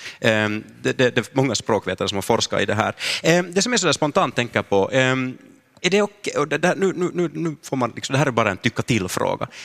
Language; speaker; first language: Swedish; native; Swedish